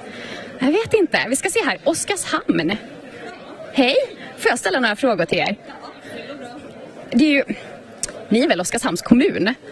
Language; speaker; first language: Swedish; native; Swedish